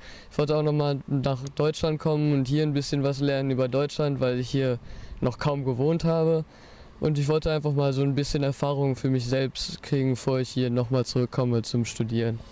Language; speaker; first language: German; early bilingual, heritage; German